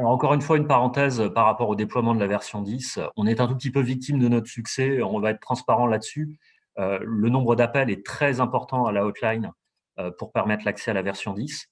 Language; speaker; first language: French; native; French